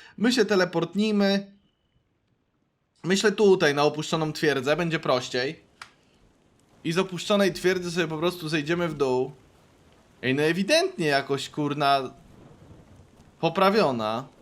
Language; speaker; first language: Polish; native; Polish